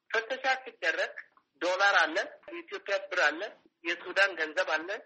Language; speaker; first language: Amharic; non-native, local second language; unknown